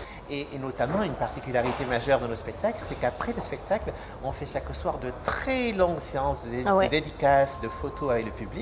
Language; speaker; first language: French; native; French